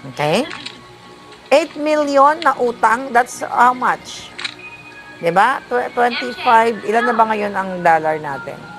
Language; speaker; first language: Filipino; non-native, local second language; Cebuano